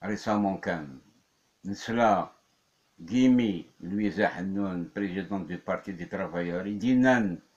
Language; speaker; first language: French; non-native, local second language; Kabyle